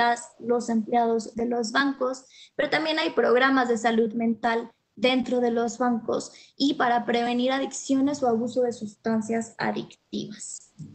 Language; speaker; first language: Spanish; native; Spanish